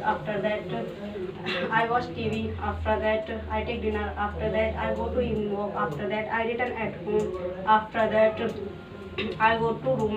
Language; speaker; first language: English; non-native, learner; Hindi